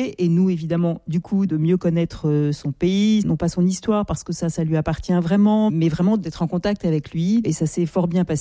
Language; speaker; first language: French; native; French